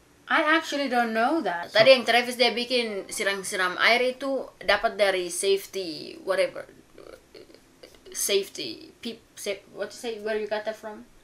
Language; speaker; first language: English; non-native, fluent; Indonesian